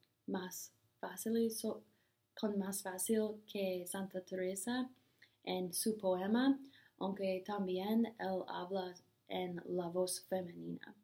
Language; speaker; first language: Spanish; non-native, learner; English